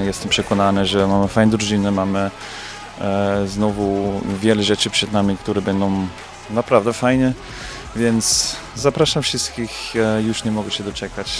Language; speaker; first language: Polish; non-native, fluent; German